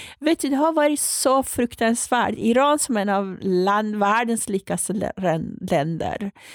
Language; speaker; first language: Swedish; non-native, fluent; Persian